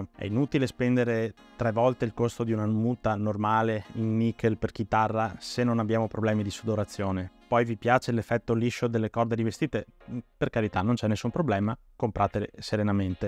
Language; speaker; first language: Italian; native; Italian